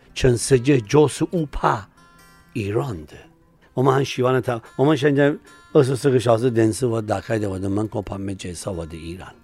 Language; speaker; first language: Chinese; non-native, learner; Persian